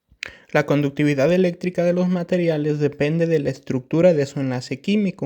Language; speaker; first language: Spanish; native; Spanish